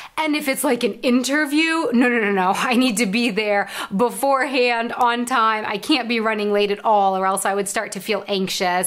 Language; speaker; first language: English; native; English